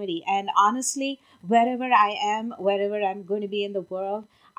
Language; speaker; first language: English; non-native, local second language; Tamil